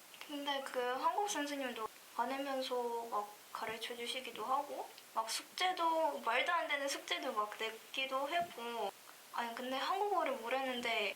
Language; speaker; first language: Korean; early bilingual, other home language; Russian